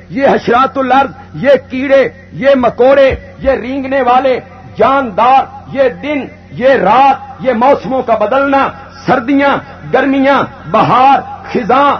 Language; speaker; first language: Urdu; non-native, local second language; Punjabi